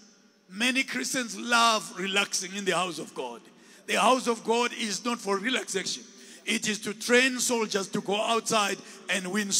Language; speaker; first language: English; non-native, local second language; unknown